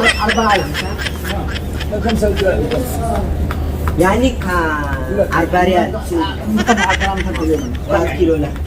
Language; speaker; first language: Arabic; native; Arabic